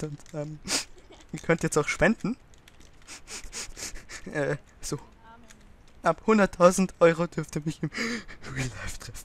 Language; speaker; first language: German; native; German